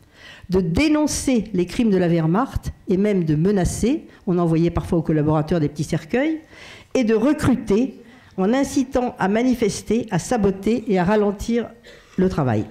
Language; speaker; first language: French; native; French